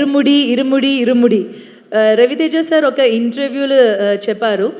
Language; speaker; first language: Telugu; non-native, learner; Malayalam